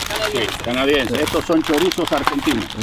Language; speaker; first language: Spanish; native; Spanish